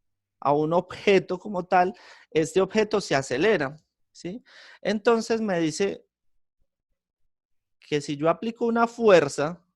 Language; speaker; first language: Spanish; native; Spanish